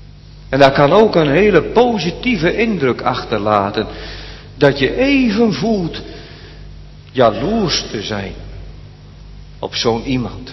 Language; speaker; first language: Dutch; native; Dutch